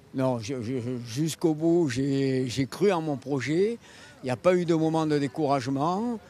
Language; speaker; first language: French; native; French